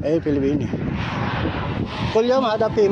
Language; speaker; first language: Arabic; non-native, learner; Filipino